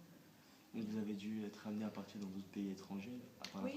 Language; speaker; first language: French; native; French